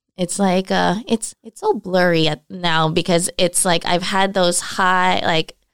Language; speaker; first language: English; early bilingual, other home language; Filipino